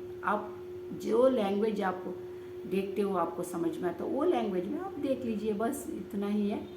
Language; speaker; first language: Hindi; non-native, local second language; Kannada